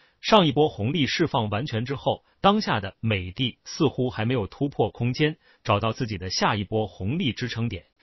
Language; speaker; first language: Chinese; native; Chinese